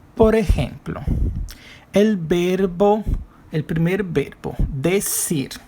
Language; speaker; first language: Spanish; non-native, fluent; Portuguese